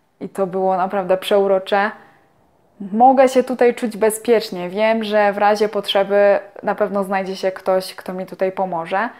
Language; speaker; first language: Polish; native; Polish